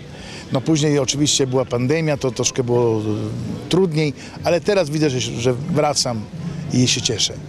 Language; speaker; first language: Polish; non-native, fluent; Italian